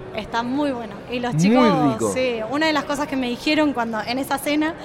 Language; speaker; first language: Spanish; native; Spanish